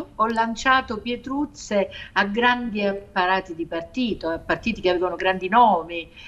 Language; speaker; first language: Italian; native; Italian